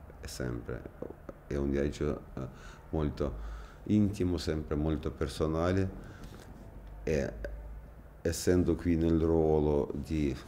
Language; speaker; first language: Italian; non-native, fluent; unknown